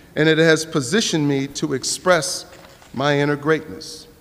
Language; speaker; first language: English; native; English